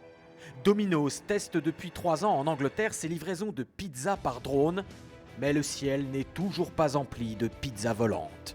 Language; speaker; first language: French; native; French